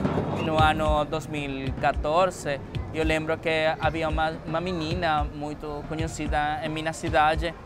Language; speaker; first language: Portuguese; non-native, fluent; Spanish